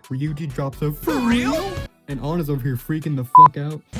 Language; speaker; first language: English; native; English